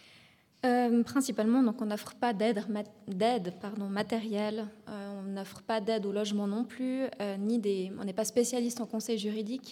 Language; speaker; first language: French; native; French